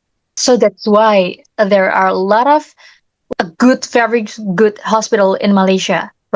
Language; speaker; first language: English; non-native, learner; Indonesian